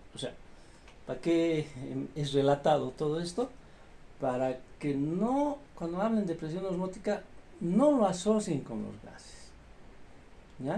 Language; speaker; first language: Spanish; native; Spanish